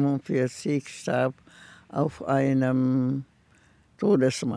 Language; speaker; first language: German; non-native, fluent; Czech